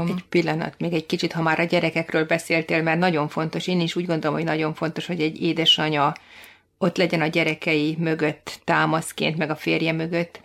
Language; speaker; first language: Hungarian; native; Hungarian